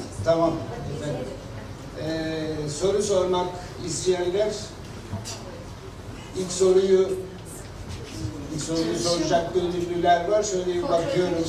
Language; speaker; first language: Turkish; native; Turkish